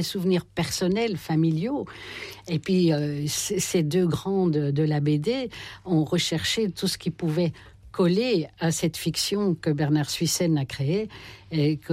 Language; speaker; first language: French; native; French